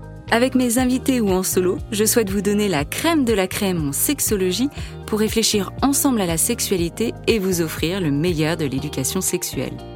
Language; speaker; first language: French; native; French